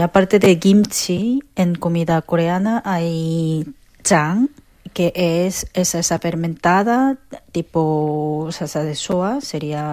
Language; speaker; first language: Spanish; non-native, fluent; Korean